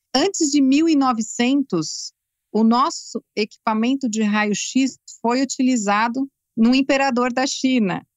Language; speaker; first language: Portuguese; native; Portuguese